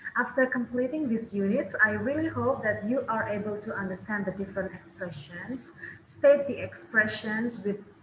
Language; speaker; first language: English; non-native, fluent; Indonesian